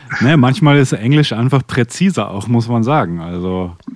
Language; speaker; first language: German; native; German